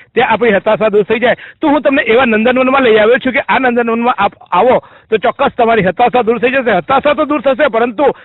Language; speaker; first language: Gujarati; native; Gujarati